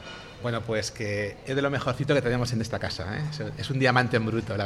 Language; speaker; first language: Spanish; native; Spanish